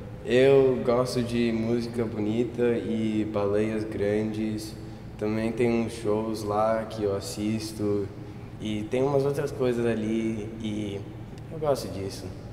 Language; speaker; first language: Portuguese; early bilingual, heritage; Portuguese